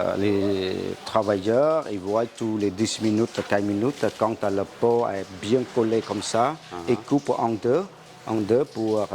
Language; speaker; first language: French; non-native, fluent; Khmer